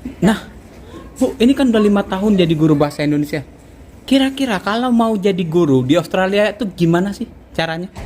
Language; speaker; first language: Indonesian; native; Indonesian